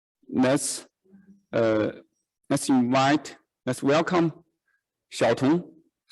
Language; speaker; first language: English; non-native, learner; Chinese